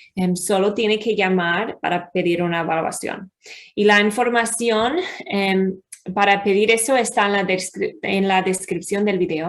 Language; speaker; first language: Spanish; non-native, fluent; English